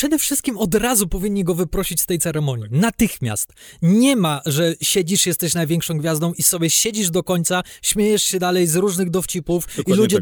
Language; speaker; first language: Polish; native; Polish